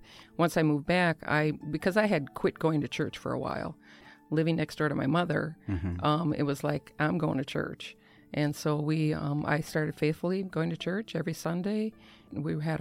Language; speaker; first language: English; native; English